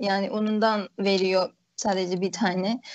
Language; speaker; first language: Turkish; early bilingual, other home language; Uyghur